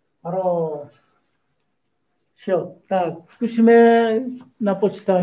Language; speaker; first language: Czech; non-native, learner; Korean